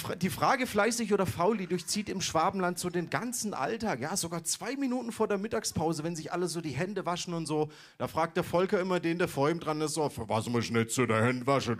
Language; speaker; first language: German; native; German